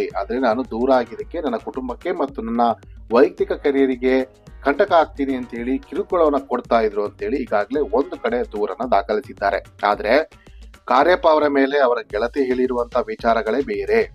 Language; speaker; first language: Kannada; native; Kannada